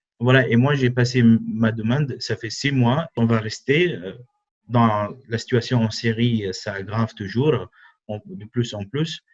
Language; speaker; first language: French; non-native, fluent; Arabic